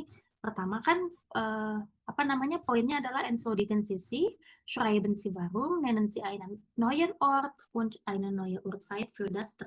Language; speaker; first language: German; non-native, fluent; Indonesian